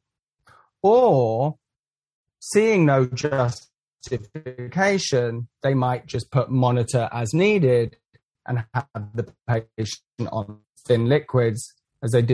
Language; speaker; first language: English; native; English